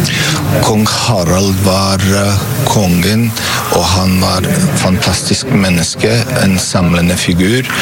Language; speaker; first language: Norwegian; non-native, fluent; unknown